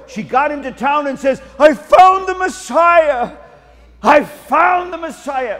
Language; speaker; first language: English; early bilingual, other home language; Spanish